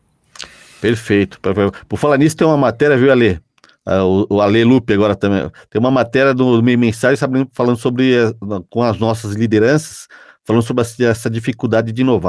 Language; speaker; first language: Portuguese; native; Portuguese